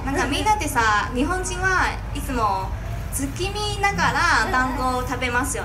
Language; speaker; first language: Japanese; non-native, fluent; Chinese